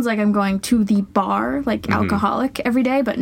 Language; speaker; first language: English; native; English